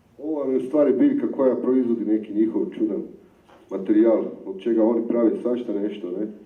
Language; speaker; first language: Croatian; native; Croatian